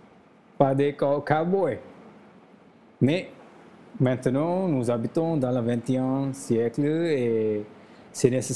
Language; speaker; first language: French; non-native, learner; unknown